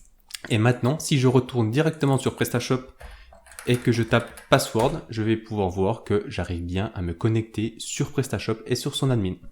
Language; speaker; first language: French; native; French